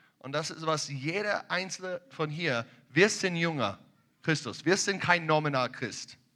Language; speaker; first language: German; non-native, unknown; English